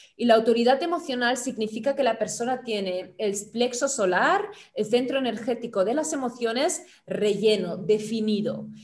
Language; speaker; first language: Spanish; non-native, fluent; German